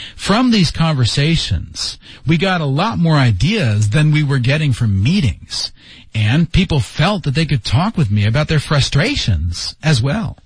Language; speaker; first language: English; native; English